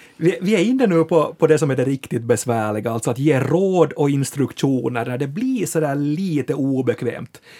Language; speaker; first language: Swedish; native; Swedish